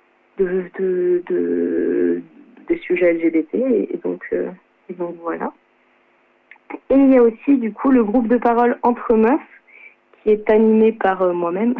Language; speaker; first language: French; native; French